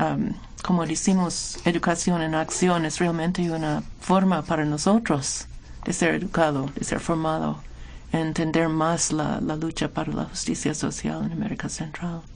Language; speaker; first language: Spanish; non-native, fluent; English